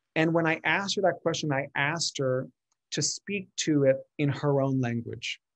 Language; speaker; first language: English; early bilingual, other home language; Spanish